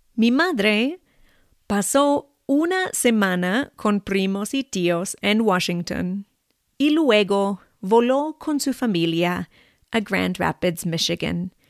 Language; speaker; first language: Spanish; non-native, fluent; English